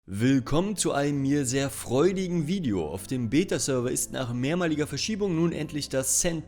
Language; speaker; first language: German; native; German